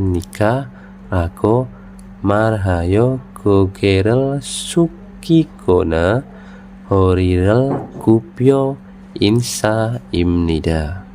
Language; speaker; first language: Korean; non-native, fluent; Indonesian